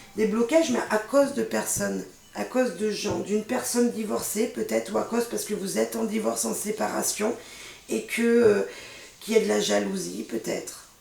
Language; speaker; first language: French; native; French